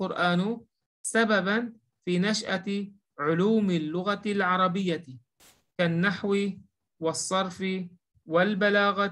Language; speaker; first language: Arabic; non-native, fluent; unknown